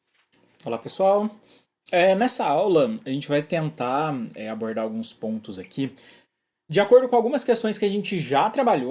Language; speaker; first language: Portuguese; native; Portuguese